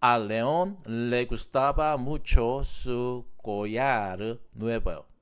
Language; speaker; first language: Spanish; non-native, learner; Korean